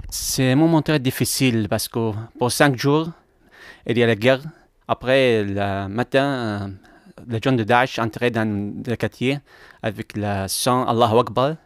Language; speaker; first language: French; non-native, learner; Arabic